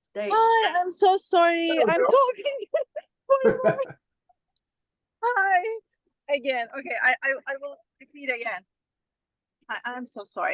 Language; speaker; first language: English; non-native, learner; Turkish